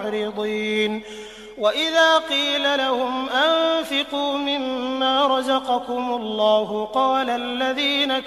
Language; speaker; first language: Arabic; native; Arabic